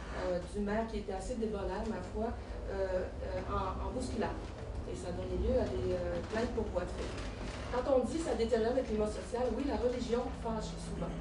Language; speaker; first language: French; native; French